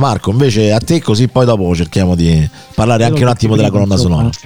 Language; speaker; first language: Italian; native; Italian